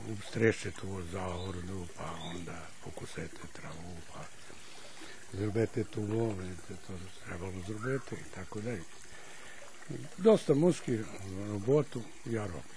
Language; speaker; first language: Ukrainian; early bilingual, heritage; Ukrainian